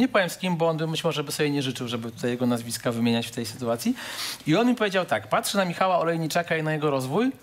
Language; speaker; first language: Polish; native; Polish